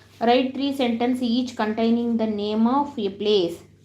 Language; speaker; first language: English; non-native, local second language; Kannada